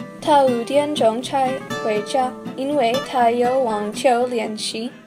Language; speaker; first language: Chinese; non-native, learner; English